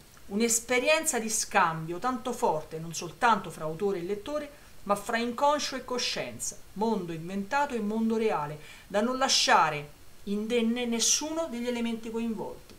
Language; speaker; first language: Italian; native; Italian